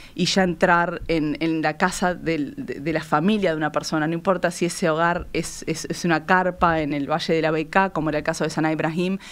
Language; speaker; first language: Spanish; native; Spanish